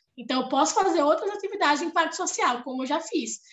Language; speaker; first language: Portuguese; native; Portuguese